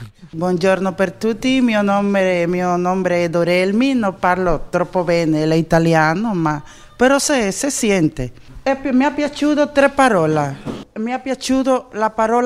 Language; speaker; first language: Italian; non-native, learner; Spanish